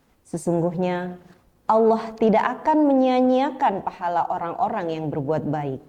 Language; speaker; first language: Indonesian; native; Indonesian